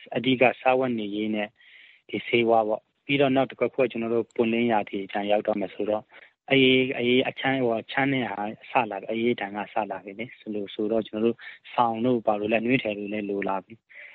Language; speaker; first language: Burmese; non-native, local second language; Hakha Chin